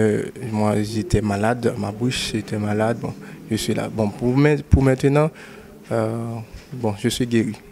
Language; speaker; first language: French; non-native, local second language; Haitian Creole